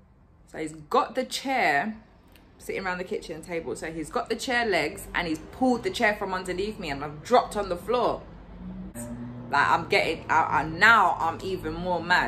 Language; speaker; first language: English; native; English